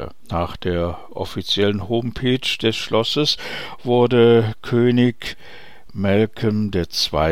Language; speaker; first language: German; native; German